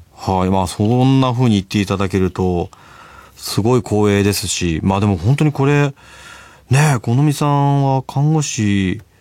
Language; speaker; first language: Japanese; native; Japanese